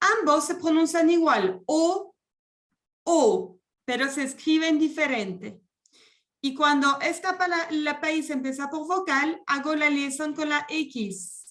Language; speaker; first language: Spanish; non-native, fluent; French